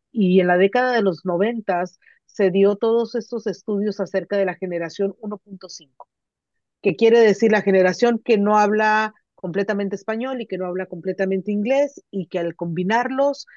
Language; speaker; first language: Spanish; native; Spanish